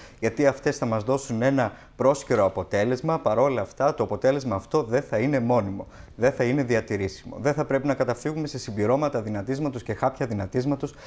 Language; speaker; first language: Greek; native; Greek